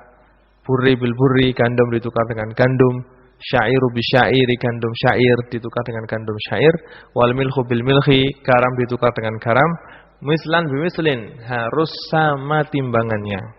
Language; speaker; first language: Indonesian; native; Indonesian